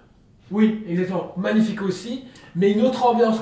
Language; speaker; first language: French; native; French